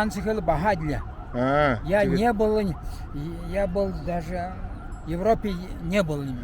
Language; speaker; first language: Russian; non-native, fluent; Mongolian